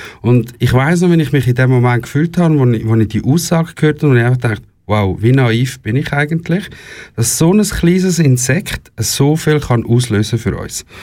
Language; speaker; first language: German; native; German